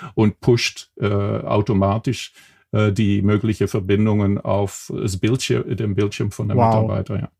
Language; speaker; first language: German; non-native, fluent; Dutch